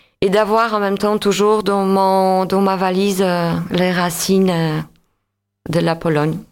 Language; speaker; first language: French; non-native, fluent; Polish